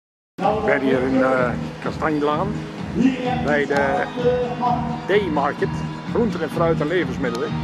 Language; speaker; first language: Dutch; native; Dutch